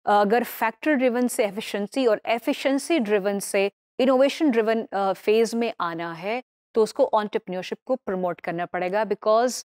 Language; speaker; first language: Urdu; native; Urdu